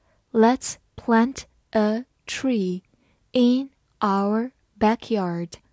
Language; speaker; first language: English; non-native, fluent; Chinese